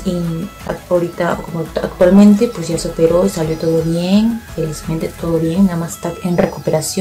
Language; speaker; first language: Spanish; native; Spanish